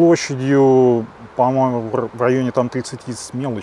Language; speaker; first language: Russian; native; Russian